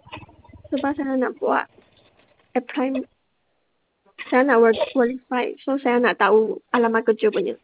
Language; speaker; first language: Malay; non-native, local second language; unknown